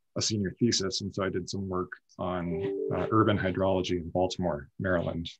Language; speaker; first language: English; native; English